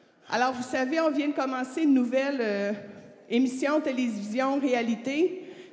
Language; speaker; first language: French; native; French